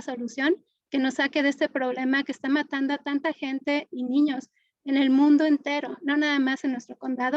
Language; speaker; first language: Spanish; native; Spanish